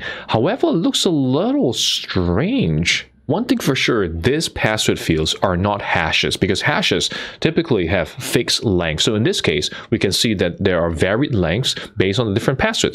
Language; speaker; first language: English; non-native, fluent; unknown